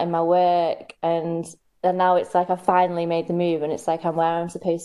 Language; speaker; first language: English; native; English